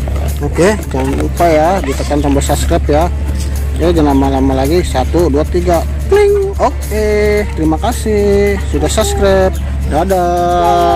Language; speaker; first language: Indonesian; native; Indonesian